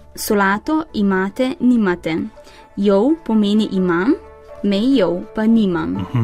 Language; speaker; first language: Slovenian; non-native, fluent; Chinese